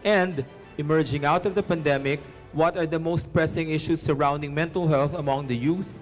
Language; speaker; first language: English; non-native, local second language; Filipino